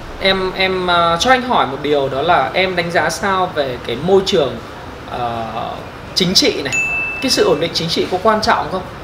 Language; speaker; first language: Vietnamese; native; Vietnamese